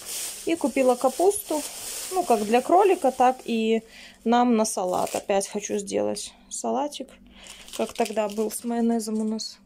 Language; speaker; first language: Russian; native; Russian